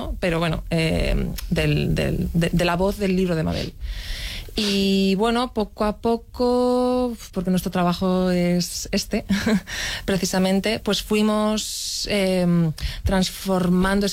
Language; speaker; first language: Spanish; native; Spanish